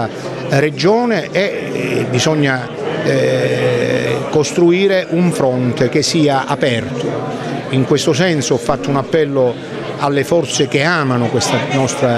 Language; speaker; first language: Italian; native; Italian